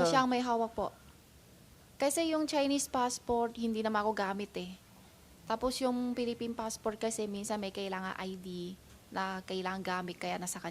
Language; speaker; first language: Filipino; non-native, fluent; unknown